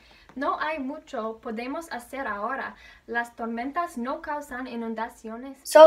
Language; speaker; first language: Spanish; non-native, learner; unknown